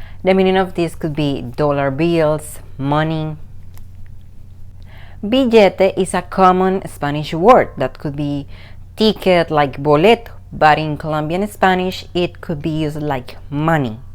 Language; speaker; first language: English; non-native, fluent; Spanish